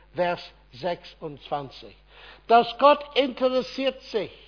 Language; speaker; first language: German; non-native, fluent; English